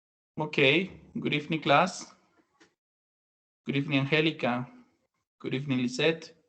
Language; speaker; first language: English; non-native, fluent; Spanish